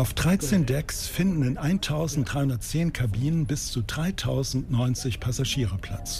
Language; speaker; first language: German; native; German